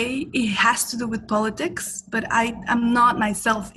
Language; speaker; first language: English; non-native, fluent; Spanish